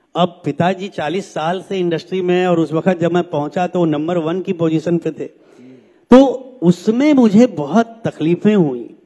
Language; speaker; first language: Hindi; native; Hindi